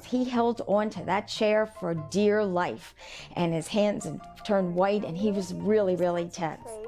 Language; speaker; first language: English; native; English